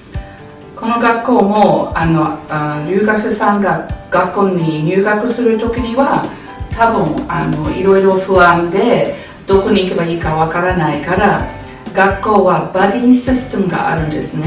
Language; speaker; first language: Japanese; non-native, fluent; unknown